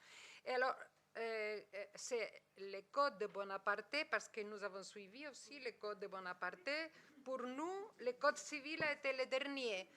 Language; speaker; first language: French; non-native, fluent; Spanish